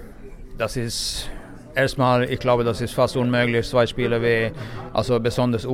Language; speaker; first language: German; non-native, fluent; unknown